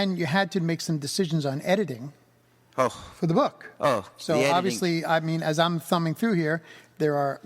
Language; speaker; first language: English; native; English